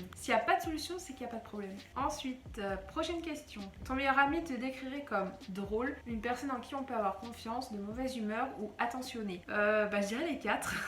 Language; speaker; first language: French; native; French